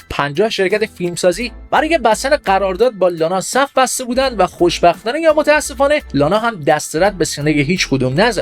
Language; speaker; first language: Persian; native; Persian